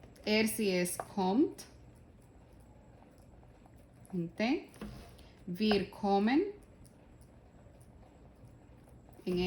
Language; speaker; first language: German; non-native, fluent; Spanish